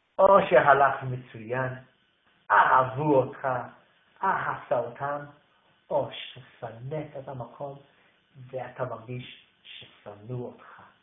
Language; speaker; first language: Hebrew; non-native, fluent; English